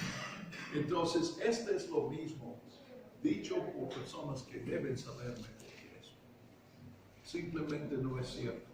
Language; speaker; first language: Spanish; non-native, fluent; English